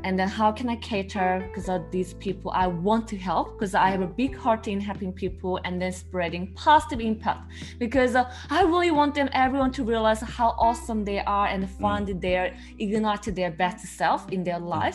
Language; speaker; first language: English; non-native, learner; Korean